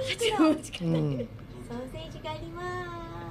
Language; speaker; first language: Japanese; native; Japanese